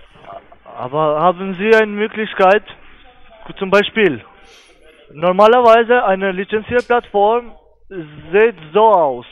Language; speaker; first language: German; non-native, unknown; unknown